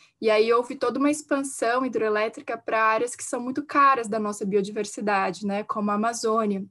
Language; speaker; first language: Portuguese; native; Portuguese